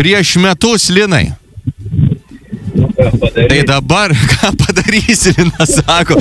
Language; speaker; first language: Lithuanian; native; Lithuanian